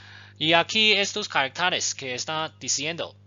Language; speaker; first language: Spanish; non-native, fluent; Chinese